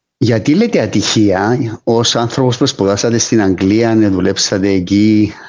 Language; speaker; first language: Greek; native; Greek